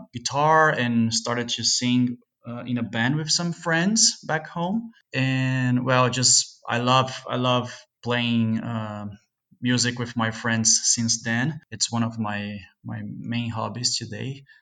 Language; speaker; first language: English; non-native, fluent; Portuguese